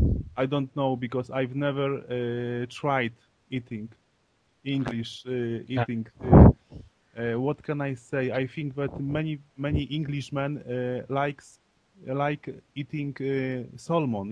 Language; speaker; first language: English; non-native, learner; Polish